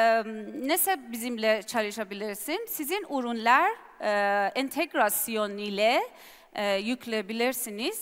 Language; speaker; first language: Turkish; non-native, learner; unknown